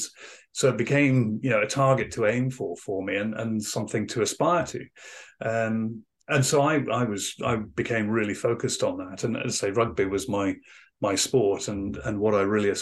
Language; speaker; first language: English; native; English